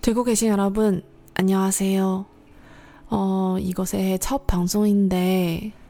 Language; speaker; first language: Korean; non-native, fluent; Chinese